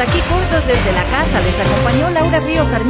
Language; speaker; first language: Spanish; native; Spanish